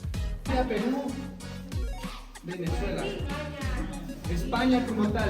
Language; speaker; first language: Spanish; native; Spanish